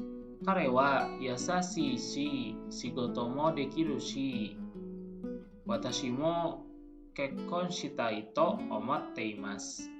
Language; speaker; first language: Japanese; non-native, learner; Indonesian